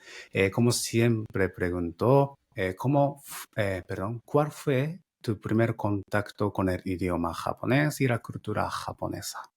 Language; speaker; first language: Spanish; non-native, fluent; Japanese